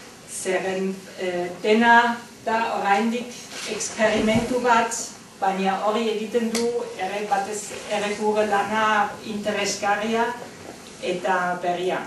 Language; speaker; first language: Basque; non-native, fluent; German